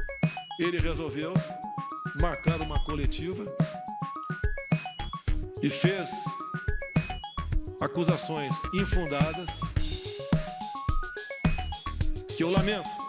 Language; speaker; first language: Portuguese; native; Portuguese